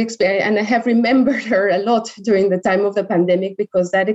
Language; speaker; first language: English; non-native, fluent; Spanish